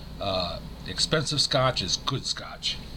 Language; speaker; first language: English; native; English